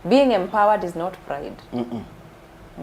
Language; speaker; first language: English; non-native, local second language; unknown